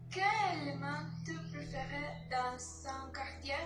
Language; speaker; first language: French; non-native, learner; Spanish